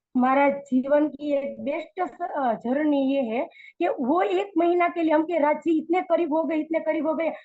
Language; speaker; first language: Hindi; non-native, local second language; Gujarati